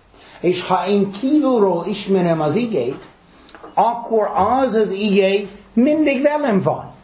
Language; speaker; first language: Hungarian; non-native, fluent; English